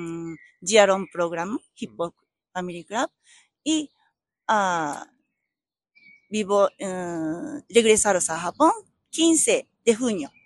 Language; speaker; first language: Spanish; non-native, learner; Japanese